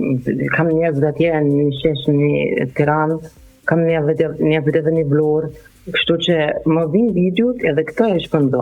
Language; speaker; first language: Albanian; non-native, learner; German